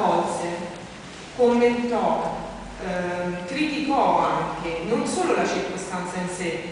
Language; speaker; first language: Italian; native; Italian